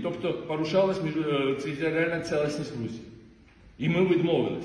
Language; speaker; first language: Ukrainian; non-native, fluent; Georgian